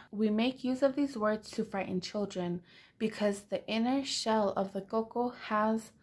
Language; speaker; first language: English; early bilingual, other home language; Spanish